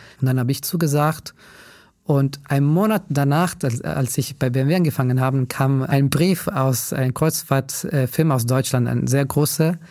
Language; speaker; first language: German; non-native, fluent; Italian